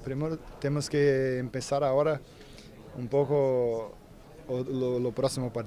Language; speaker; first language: Spanish; non-native, fluent; Portuguese